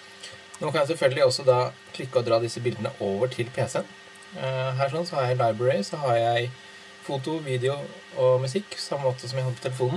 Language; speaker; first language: Norwegian; native; Norwegian